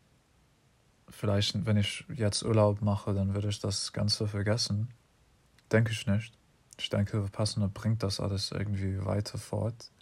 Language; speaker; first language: German; non-native, learner; English